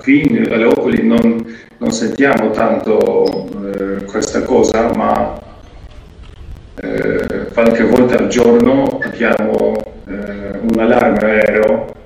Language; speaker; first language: Italian; non-native, fluent; Ukrainian